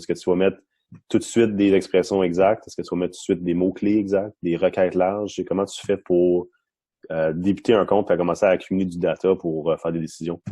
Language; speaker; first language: French; non-native, local second language; English